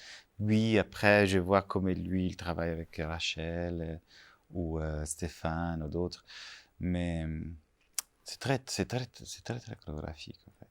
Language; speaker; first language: French; non-native, fluent; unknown